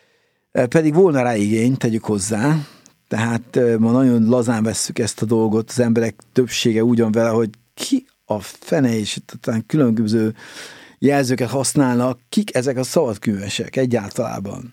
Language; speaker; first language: Hungarian; native; Hungarian